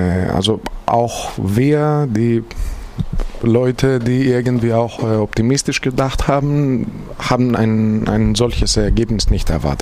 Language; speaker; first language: German; non-native, fluent; Greek